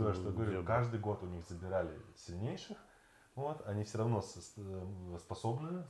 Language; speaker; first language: Russian; native; Russian